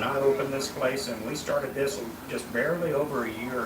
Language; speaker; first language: English; native; English